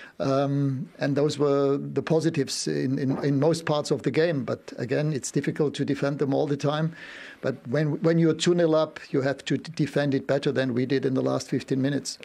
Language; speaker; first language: English; non-native, fluent; German